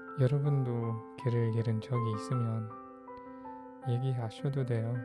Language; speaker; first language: Korean; non-native, fluent; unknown